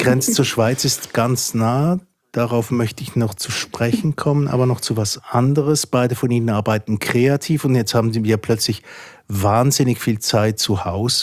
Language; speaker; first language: German; native; German